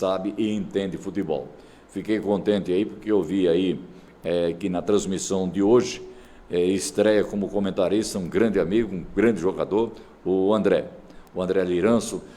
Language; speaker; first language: Portuguese; native; Portuguese